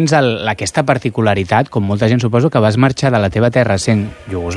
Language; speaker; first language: Catalan; native; Catalan